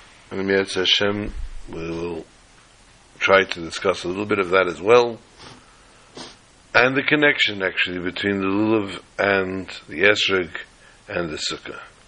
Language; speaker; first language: English; native; English